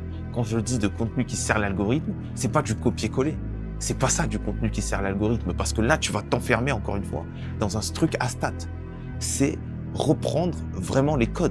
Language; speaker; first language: French; native; French